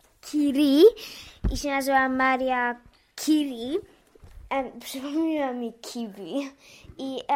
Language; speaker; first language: Polish; early bilingual, heritage; Polish